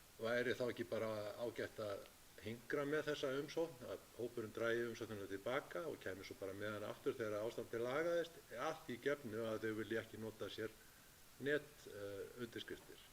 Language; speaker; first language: Icelandic; native; Icelandic